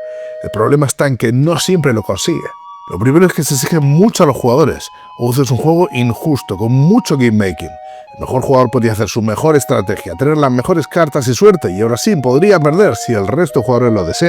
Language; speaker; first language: Spanish; native; Spanish